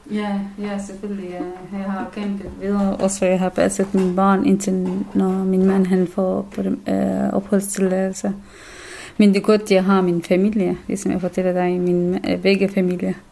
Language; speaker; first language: Danish; non-native, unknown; Kurdish